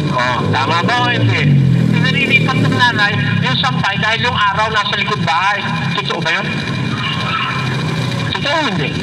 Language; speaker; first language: Filipino; native; Filipino